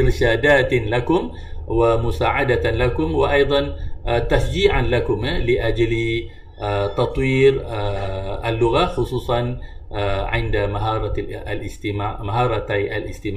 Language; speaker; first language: Arabic; non-native, fluent; Malay